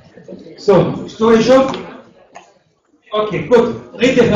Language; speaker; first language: Russian; non-native, learner; German